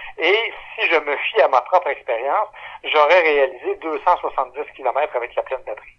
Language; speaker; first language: French; native; French